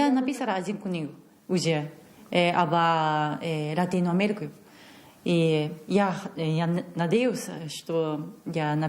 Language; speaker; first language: Russian; non-native, learner; Japanese